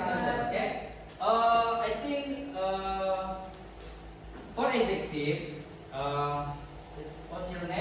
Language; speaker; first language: English; non-native, learner; Indonesian